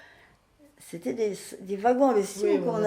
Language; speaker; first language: French; native; French